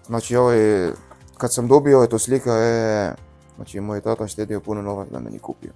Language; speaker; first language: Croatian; non-native, learner; Arabic